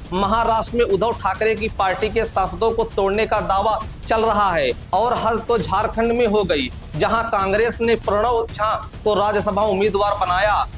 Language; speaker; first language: Hindi; native; Hindi